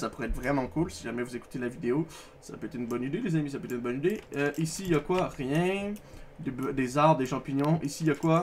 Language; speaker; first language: French; native; French